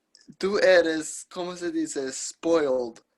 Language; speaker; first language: Spanish; non-native, learner; English